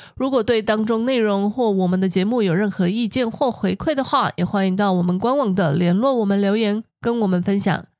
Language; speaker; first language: Chinese; native; Chinese